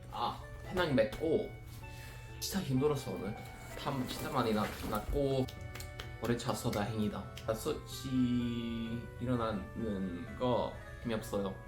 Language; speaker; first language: Korean; non-native, learner; English